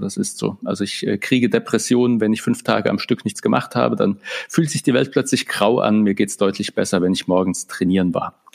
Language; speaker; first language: German; native; German